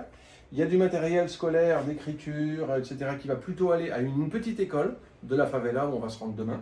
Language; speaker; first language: French; native; French